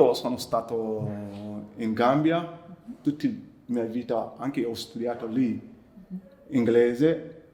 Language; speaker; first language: Italian; non-native, learner; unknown